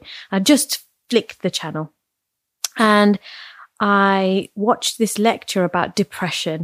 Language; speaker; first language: English; native; English